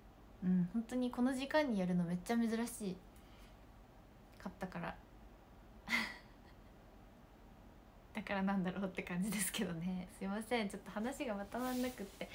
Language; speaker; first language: Japanese; native; Japanese